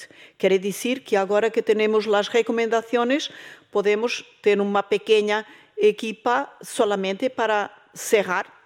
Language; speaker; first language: Spanish; non-native, learner; Portuguese